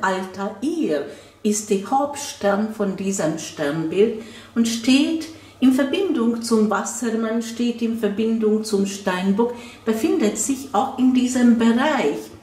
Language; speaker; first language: German; non-native, fluent; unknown